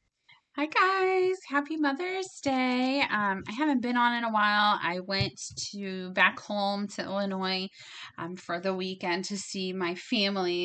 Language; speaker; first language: English; native; English